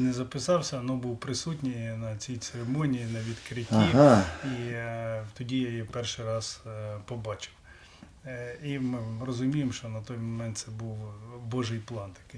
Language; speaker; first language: Ukrainian; non-native, local second language; Russian